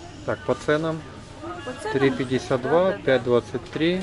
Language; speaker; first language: Russian; native; Russian